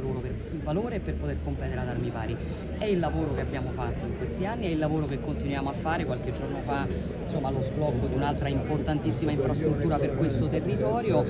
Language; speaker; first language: Italian; native; Italian